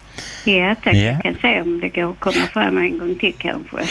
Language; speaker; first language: Swedish; native; Swedish